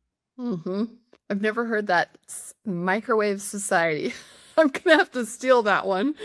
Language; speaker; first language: English; native; English